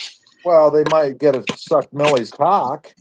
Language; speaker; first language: English; native; English